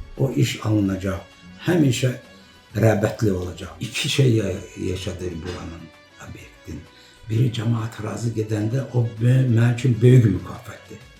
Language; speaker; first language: Azerbaijani; non-native, local second language; Lezghian